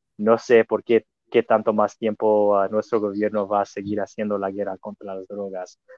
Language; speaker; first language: Spanish; non-native, fluent; English